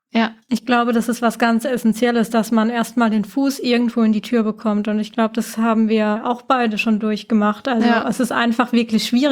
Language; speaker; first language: German; native; German